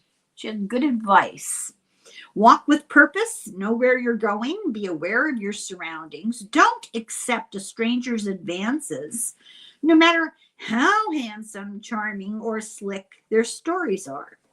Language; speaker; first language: English; native; English